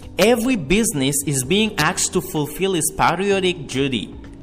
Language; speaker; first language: English; non-native, fluent; Haitian Creole